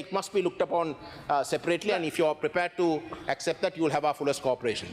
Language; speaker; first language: English; non-native, local second language; Tamil